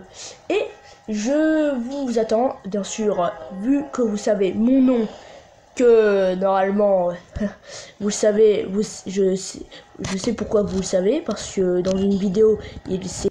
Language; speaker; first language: French; native; French